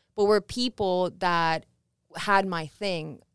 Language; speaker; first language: English; early bilingual, other home language; Spanish